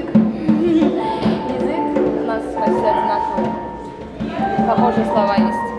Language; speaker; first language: Russian; non-native, fluent; Azerbaijani